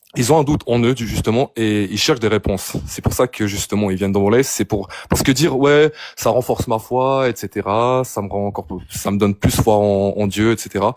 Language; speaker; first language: French; early bilingual, other home language; Arabic